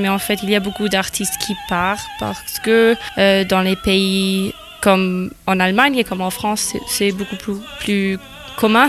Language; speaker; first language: French; non-native, fluent; German